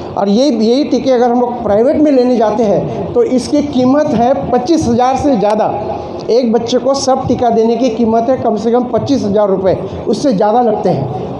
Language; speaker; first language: Hindi; non-native, local second language; Marathi